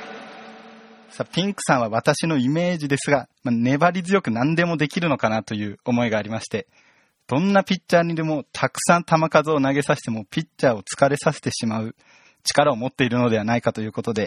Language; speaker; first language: Japanese; native; Japanese